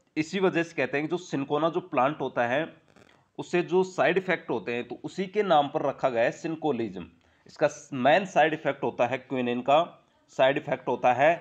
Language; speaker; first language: Hindi; native; Hindi